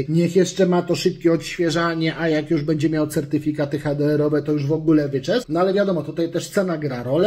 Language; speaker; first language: Polish; native; Polish